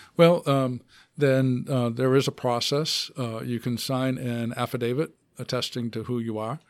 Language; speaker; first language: English; native; English